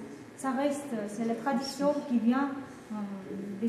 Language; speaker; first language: French; non-native, fluent; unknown